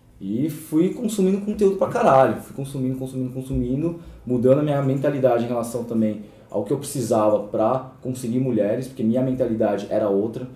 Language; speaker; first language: Portuguese; early bilingual, other home language; Korean